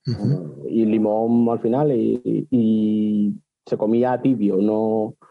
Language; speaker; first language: Spanish; native; Spanish